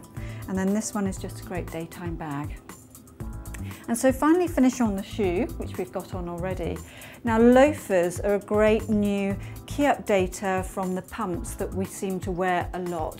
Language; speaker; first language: English; native; English